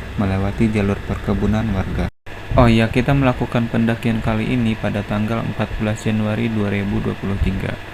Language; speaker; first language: Indonesian; native; Indonesian